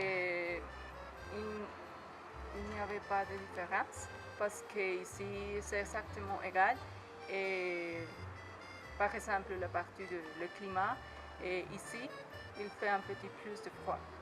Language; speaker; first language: French; non-native, learner; Spanish